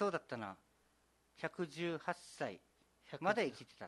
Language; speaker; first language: Japanese; native; Japanese